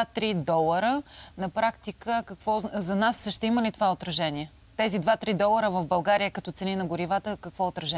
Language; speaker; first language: Bulgarian; native; Bulgarian